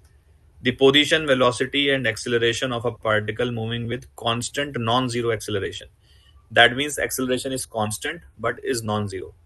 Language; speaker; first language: English; non-native, local second language; Hindi